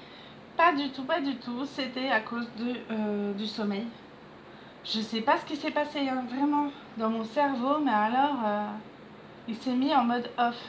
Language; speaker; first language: French; native; French